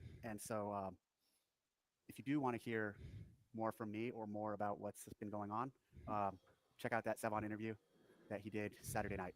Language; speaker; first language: English; native; English